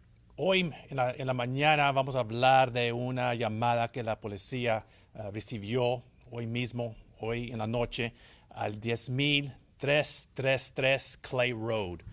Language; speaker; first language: Spanish; early bilingual, heritage; English